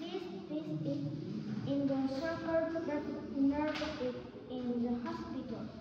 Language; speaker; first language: English; non-native, learner; Vietnamese